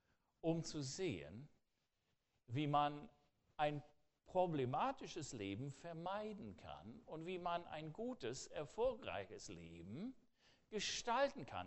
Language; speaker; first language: German; non-native, fluent; English